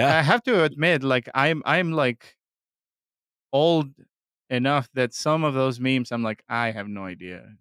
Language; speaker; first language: English; non-native, fluent; Spanish